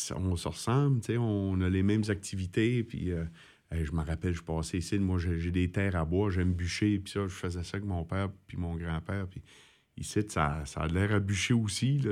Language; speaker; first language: French; native; French